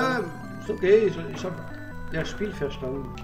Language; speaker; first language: German; non-native, learner; French